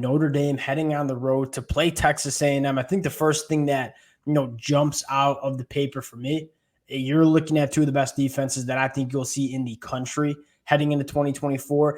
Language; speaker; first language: English; native; English